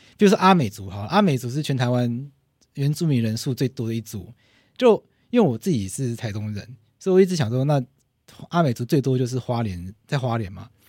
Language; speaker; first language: Chinese; native; Chinese